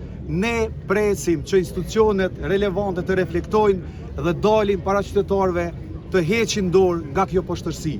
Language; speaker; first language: Albanian; native; Albanian